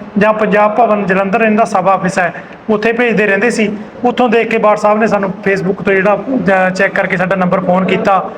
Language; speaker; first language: Punjabi; native; Punjabi